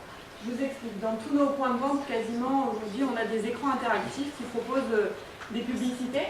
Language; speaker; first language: French; native; French